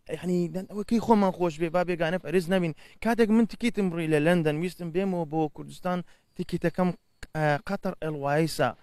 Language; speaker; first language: Central Kurdish; early bilingual, heritage; Central Kurdish